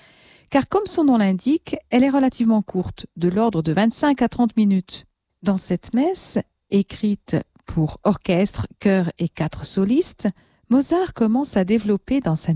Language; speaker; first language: French; native; French